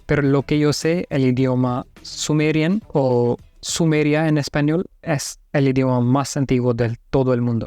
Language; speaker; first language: Spanish; non-native, learner; Hindi